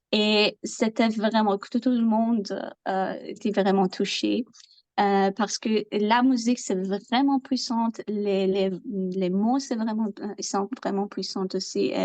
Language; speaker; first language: French; non-native, learner; Persian